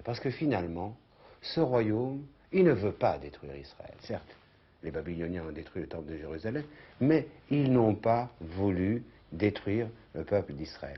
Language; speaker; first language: French; native; French